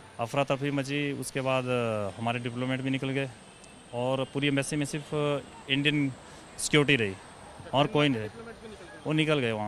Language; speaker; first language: Hindi; native; Hindi